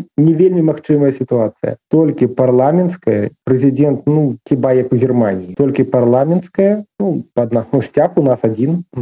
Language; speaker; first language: Belarusian; non-native, local second language; Russian